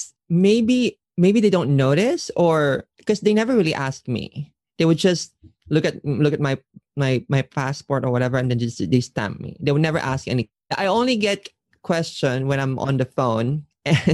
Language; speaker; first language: English; non-native, local second language; Filipino